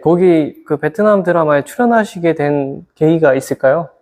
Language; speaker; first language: Korean; native; Korean